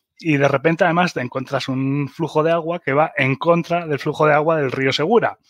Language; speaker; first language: Spanish; early bilingual, other home language; German